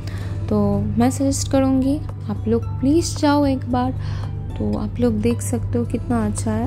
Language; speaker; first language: Hindi; non-native, local second language; Bangla